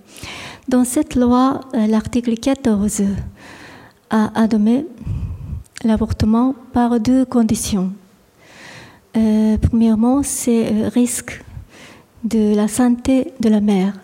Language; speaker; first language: French; non-native, fluent; Japanese